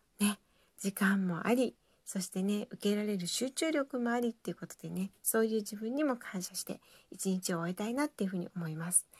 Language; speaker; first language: Japanese; native; Japanese